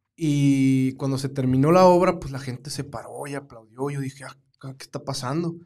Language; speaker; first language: Spanish; native; Spanish